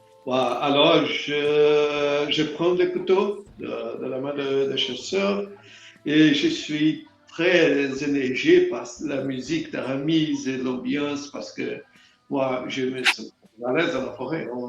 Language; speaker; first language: French; non-native, learner; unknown